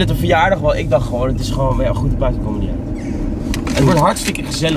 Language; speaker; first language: Dutch; native; Dutch